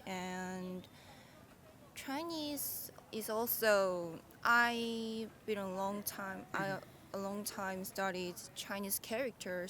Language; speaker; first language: English; non-native, learner; Korean